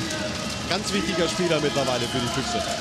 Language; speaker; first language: German; native; German